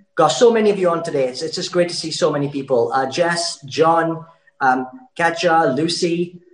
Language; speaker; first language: English; native; English